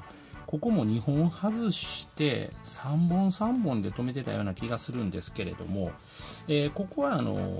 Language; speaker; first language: Japanese; native; Japanese